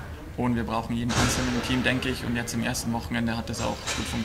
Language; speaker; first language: German; native; German